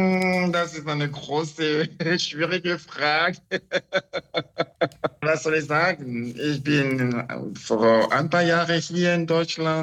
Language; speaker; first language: German; non-native, learner; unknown